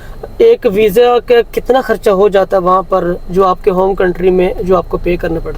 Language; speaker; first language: Hindi; native; Hindi